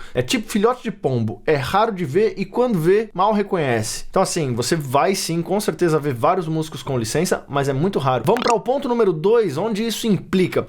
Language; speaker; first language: Portuguese; native; Portuguese